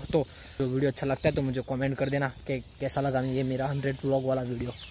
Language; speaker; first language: Hindi; non-native, local second language; Gujarati